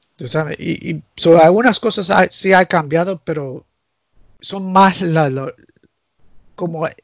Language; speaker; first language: Spanish; early bilingual, heritage; Spanish